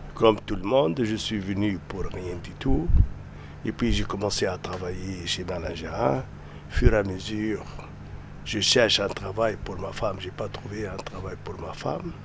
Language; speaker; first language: French; non-native, local second language; Arabic